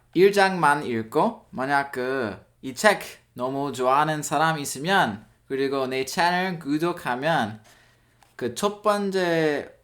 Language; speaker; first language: Korean; non-native, learner; English